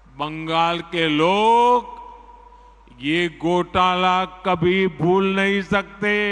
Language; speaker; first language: Hindi; native; Hindi